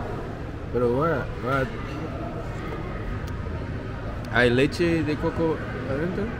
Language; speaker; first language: Spanish; non-native, learner; English